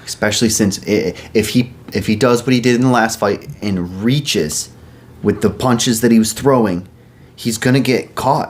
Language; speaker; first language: English; native; English